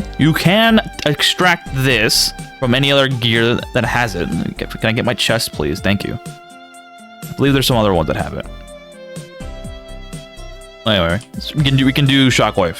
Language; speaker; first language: English; native; English